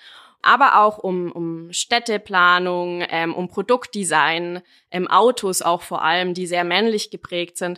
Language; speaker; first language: German; native; German